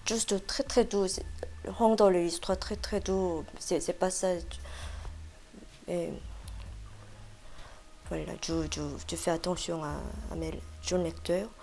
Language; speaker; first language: French; non-native, fluent; Korean